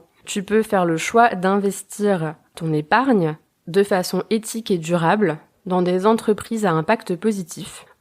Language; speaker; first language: French; native; French